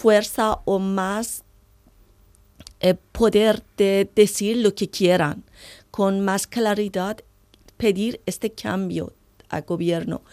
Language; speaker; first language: Spanish; non-native, learner; Persian